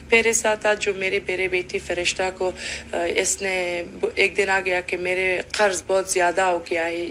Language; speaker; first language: Hindi; non-native, learner; Persian